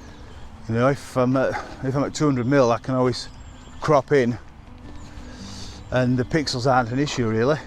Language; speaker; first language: English; native; English